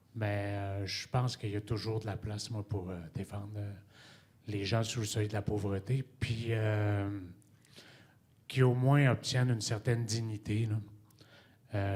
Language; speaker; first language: French; native; French